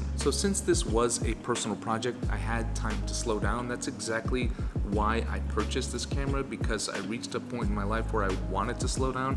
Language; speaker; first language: English; native; English